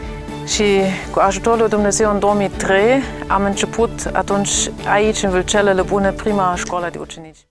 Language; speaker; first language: Romanian; non-native, learner; German